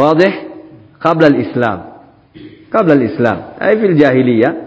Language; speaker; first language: Arabic; non-native, fluent; Swahili